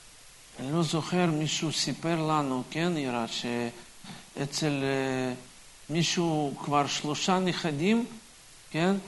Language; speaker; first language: Hebrew; non-native, fluent; Russian